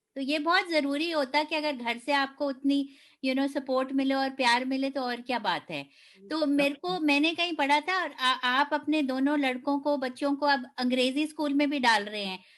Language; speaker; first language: Hindi; non-native, local second language; Gujarati